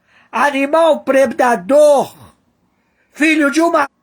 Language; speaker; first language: Portuguese; native; Portuguese